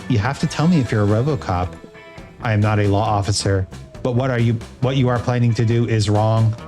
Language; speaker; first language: English; native; English